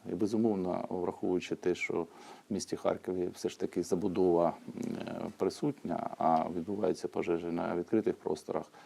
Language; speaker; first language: Ukrainian; native; Ukrainian